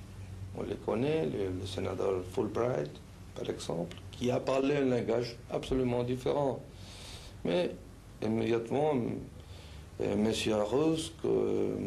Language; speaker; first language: French; non-native, fluent; Spanish